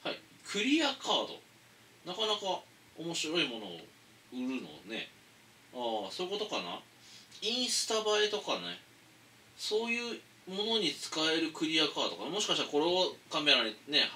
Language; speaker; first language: Japanese; native; Japanese